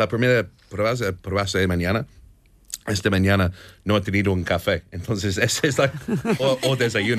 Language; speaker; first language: Spanish; non-native, learner; English